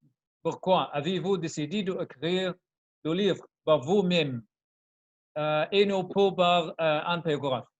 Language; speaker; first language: French; non-native, learner; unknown